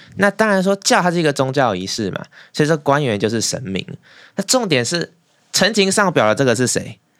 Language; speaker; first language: Chinese; native; Chinese